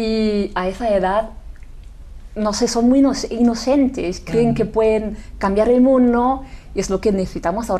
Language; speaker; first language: Spanish; non-native, fluent; German